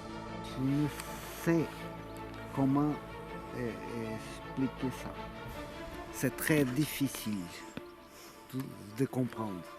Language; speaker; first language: French; non-native, learner; Portuguese